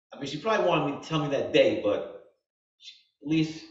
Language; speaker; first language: English; native; English